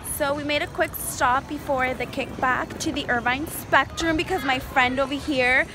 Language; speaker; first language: English; early bilingual, other home language; Spanish